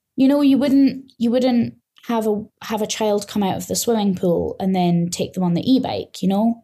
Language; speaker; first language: English; native; English